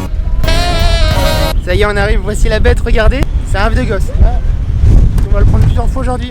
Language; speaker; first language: French; native; French